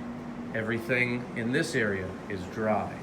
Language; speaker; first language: English; native; English